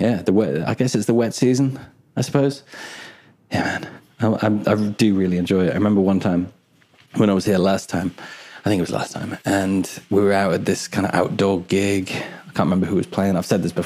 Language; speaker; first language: English; native; English